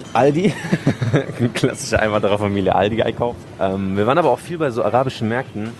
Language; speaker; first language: German; early bilingual, other home language; Arabic